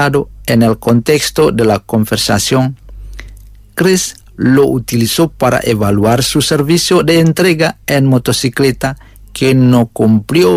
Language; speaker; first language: Spanish; non-native, fluent; Indonesian